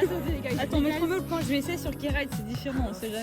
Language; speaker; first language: French; native; French